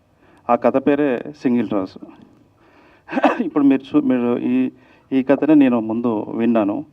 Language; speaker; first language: Telugu; native; Telugu